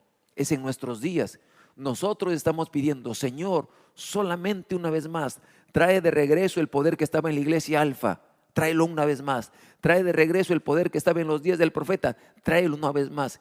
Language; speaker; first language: Spanish; native; Spanish